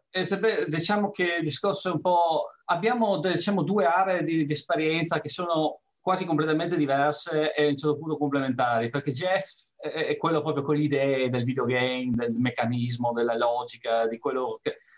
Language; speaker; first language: Italian; native; Italian